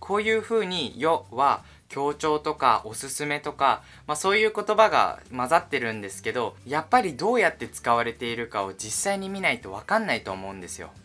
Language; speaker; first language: Japanese; native; Japanese